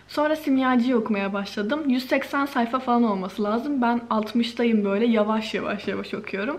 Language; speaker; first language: Turkish; native; Turkish